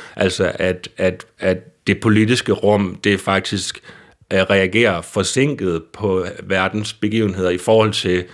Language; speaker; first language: Danish; native; Danish